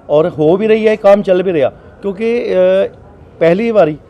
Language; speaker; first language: Hindi; non-native, local second language; Punjabi